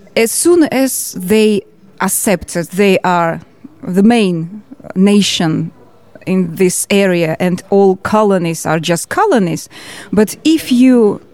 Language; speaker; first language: English; non-native, learner; Georgian